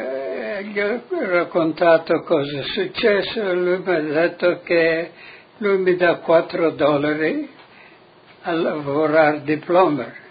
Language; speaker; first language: Italian; non-native, local second language; Friulian